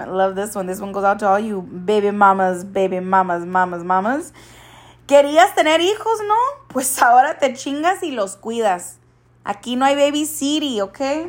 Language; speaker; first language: Spanish; early bilingual, other home language; English